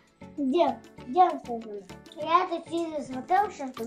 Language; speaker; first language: Russian; non-native, local second language; Kazakh